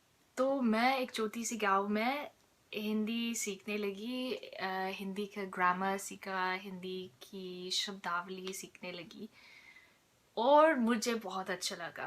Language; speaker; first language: Hindi; non-native, fluent; English